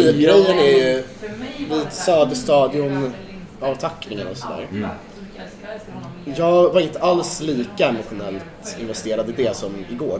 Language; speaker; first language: Swedish; native; Swedish